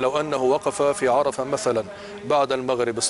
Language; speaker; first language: Arabic; native; Arabic